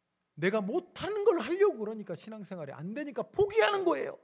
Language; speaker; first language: Korean; native; Korean